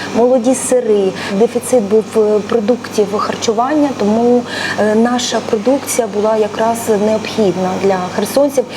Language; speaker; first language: Ukrainian; native; Ukrainian